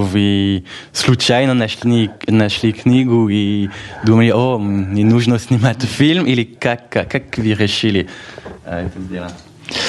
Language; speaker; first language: Russian; non-native, fluent; French